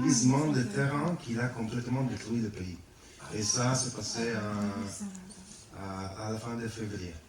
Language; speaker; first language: French; non-native, fluent; Italian